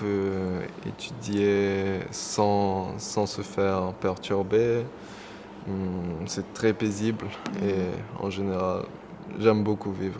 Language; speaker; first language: French; non-native, local second language; Morisyen